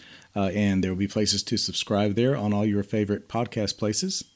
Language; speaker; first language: English; native; English